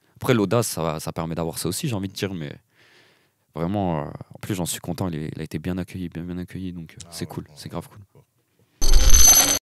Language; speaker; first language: French; native; French